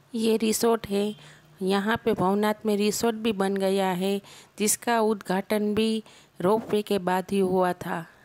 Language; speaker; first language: Hindi; non-native, local second language; Gujarati